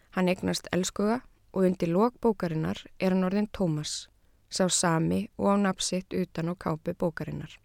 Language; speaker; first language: Icelandic; native; Icelandic